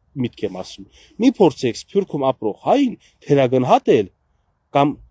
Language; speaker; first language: Armenian; native; Armenian